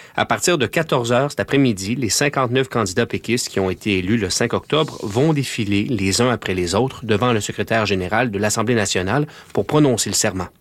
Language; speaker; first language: French; native; French